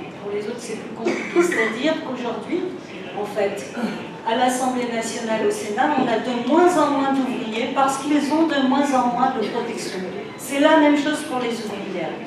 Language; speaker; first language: French; native; French